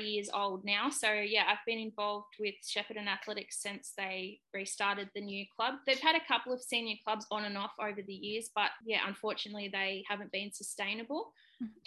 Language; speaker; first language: English; native; English